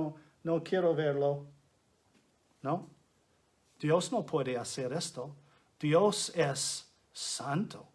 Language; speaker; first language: Spanish; non-native, fluent; English